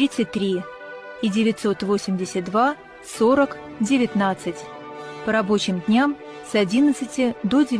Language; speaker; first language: Russian; native; Russian